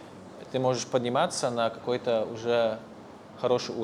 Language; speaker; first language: Russian; non-native, fluent; Polish